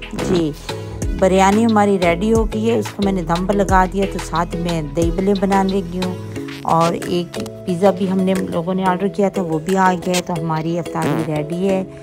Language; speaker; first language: Hindi; native; Hindi